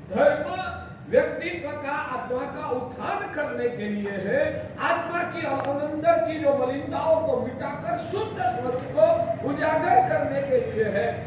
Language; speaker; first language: Hindi; non-native, local second language; Gujarati